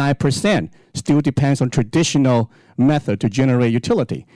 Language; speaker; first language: English; non-native, fluent; Chinese